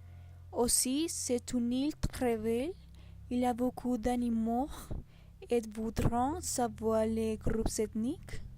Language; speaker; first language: French; non-native, learner; Spanish